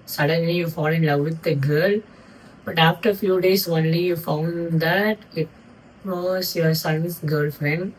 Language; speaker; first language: English; non-native, local second language; Tamil